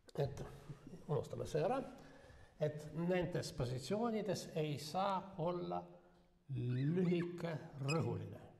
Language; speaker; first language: Estonian; non-native, local second language; Russian